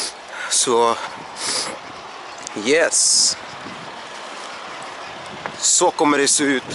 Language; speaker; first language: Swedish; non-native, learner; Russian